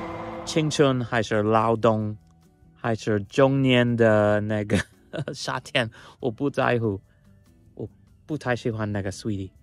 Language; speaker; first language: Chinese; non-native, fluent; English